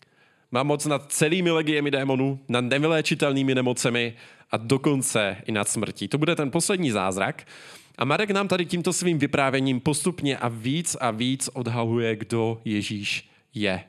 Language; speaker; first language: Czech; native; Czech